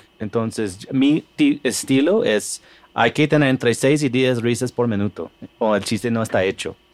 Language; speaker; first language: Spanish; non-native, fluent; English